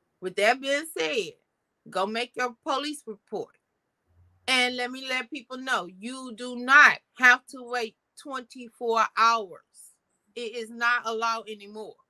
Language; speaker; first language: English; native; English